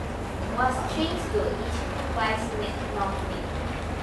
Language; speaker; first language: German; non-native, learner; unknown